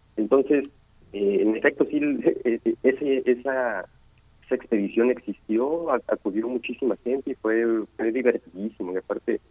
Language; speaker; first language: Spanish; native; Spanish